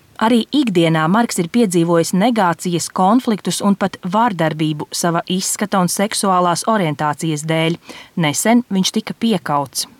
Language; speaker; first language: Latvian; native; Latvian